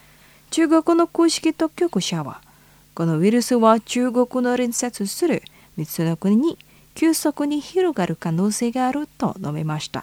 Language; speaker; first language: Japanese; non-native, fluent; Indonesian